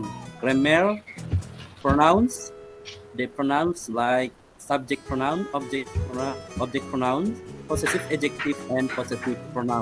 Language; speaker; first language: English; non-native, learner; Indonesian